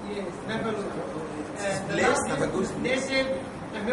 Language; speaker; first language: English; non-native, learner; Arabic